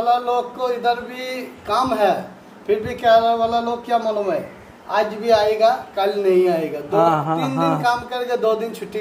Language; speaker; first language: Hindi; non-native, local second language; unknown